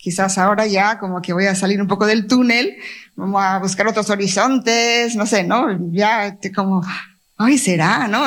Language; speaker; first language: Spanish; native; Spanish